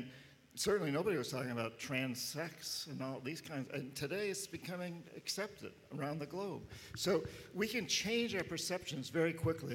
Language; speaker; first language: English; native; English